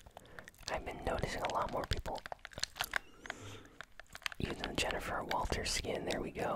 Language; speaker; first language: English; native; English